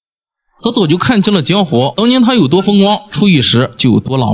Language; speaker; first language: Chinese; native; Chinese